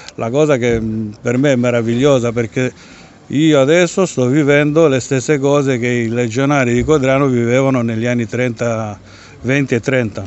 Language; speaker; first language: Italian; non-native, fluent; Romanian